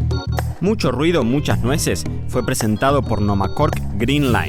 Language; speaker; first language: Spanish; native; Spanish